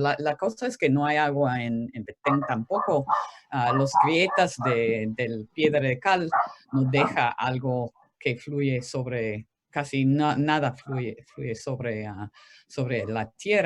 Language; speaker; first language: Spanish; non-native, fluent; English